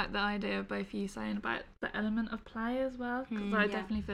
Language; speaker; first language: English; native; English